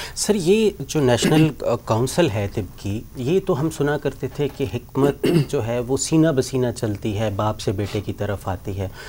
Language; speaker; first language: Urdu; native; Urdu